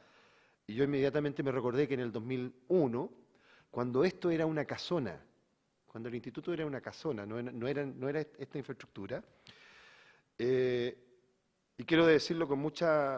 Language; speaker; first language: Spanish; native; Spanish